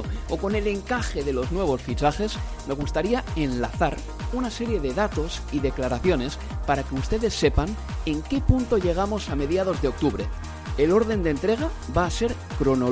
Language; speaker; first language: Spanish; native; Spanish